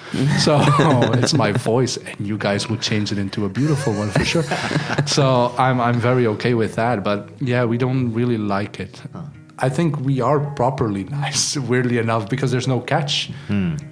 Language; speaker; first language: English; non-native, fluent; Dutch